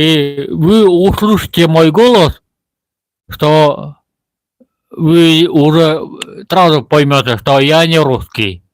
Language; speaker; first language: Russian; non-native, local second language; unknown